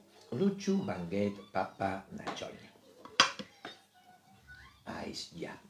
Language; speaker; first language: Indonesian; non-native, learner; Spanish